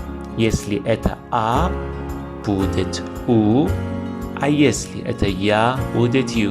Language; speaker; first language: Russian; non-native, fluent; Persian